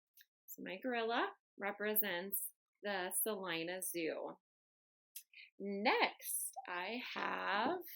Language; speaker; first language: English; native; English